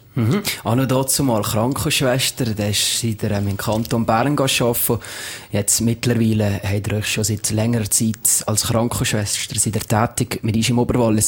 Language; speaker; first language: German; native; German